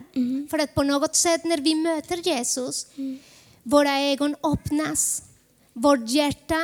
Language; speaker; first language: Swedish; non-native, fluent; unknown